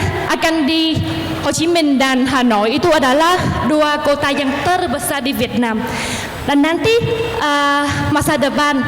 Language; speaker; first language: Indonesian; non-native, learner; Vietnamese